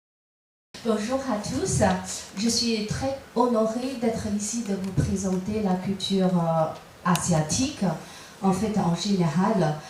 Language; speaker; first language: French; non-native, fluent; Chinese